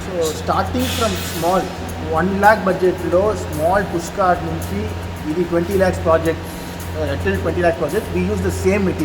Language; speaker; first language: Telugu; non-native, learner; Tamil